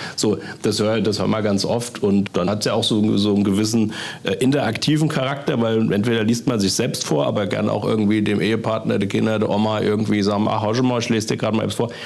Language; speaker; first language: German; native; German